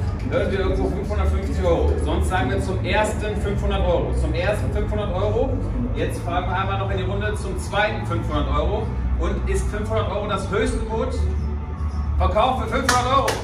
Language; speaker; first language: German; native; German